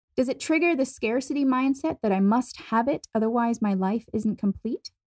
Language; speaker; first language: English; non-native, fluent; German